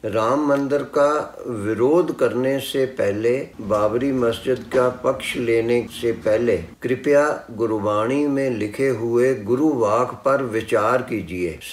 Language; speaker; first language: Hindi; non-native, local second language; Punjabi